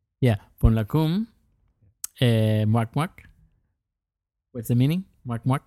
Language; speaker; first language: English; non-native, learner; Spanish